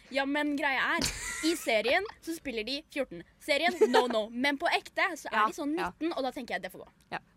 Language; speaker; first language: Norwegian; native; Norwegian